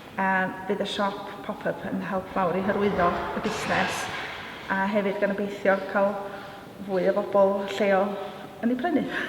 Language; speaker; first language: Welsh; native; Welsh